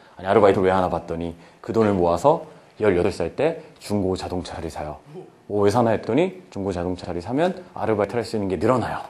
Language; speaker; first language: Korean; native; Korean